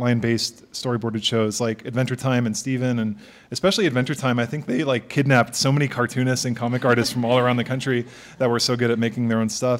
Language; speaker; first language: English; native; English